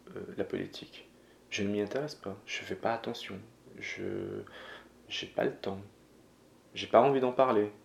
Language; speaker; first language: French; non-native, local second language; Arabic